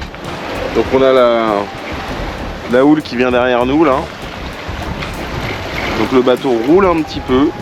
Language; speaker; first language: French; native; French